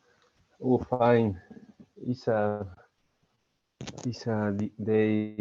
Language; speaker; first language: English; non-native, learner; Spanish